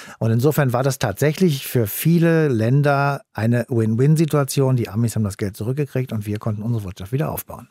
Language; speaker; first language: German; native; German